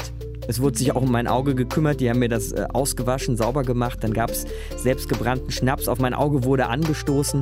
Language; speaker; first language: German; native; German